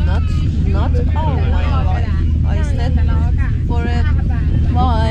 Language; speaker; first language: English; non-native, learner; Persian